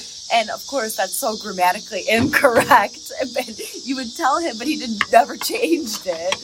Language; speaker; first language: English; early bilingual, other home language; Serbian